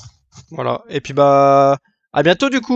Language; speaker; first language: French; native; French